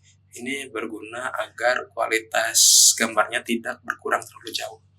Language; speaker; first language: Indonesian; native; Indonesian